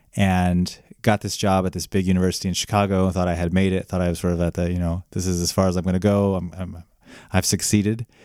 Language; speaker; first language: English; native; English